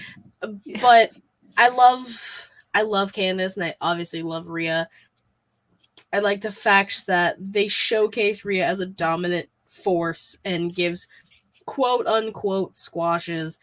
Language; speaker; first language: English; native; English